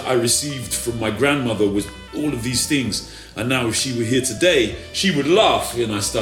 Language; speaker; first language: English; native; English